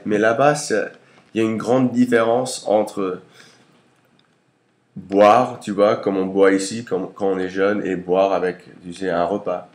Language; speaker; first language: French; early bilingual, heritage; English